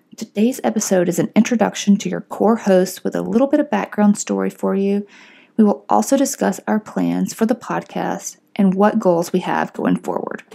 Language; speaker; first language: English; native; English